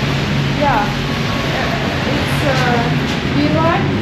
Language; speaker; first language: English; non-native, learner; Russian